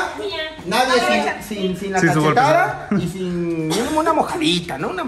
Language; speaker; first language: Spanish; native; Spanish